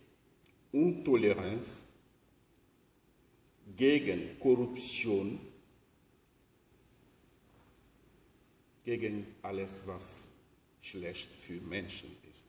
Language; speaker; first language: German; non-native, learner; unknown